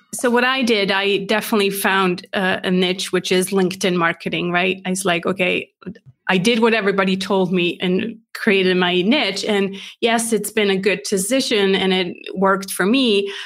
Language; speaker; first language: English; non-native, fluent; Swiss German